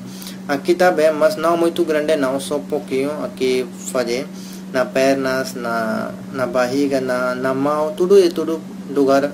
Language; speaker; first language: Portuguese; non-native, learner; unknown